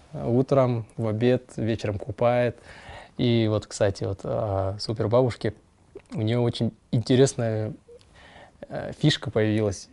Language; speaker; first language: Russian; non-native, local second language; Kyrgyz